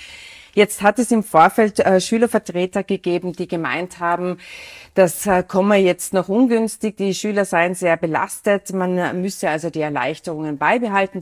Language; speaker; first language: German; native; German